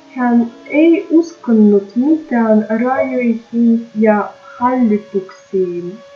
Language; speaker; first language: Finnish; non-native, learner; Russian